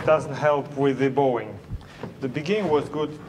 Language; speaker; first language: English; non-native, learner; Russian